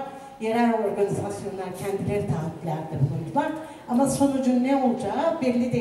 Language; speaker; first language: Turkish; native; Turkish